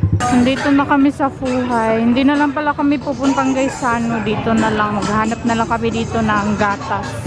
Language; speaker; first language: Filipino; non-native, local second language; Cebuano